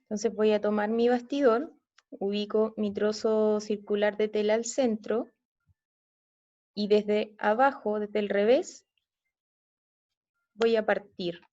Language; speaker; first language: Spanish; native; Spanish